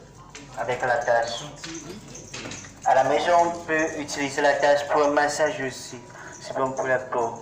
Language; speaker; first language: French; non-native, learner; Chinese